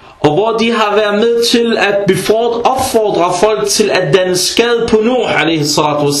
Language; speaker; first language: Danish; early bilingual, other home language; Arabic